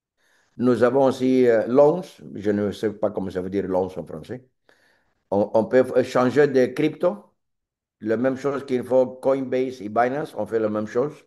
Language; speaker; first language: French; non-native, learner; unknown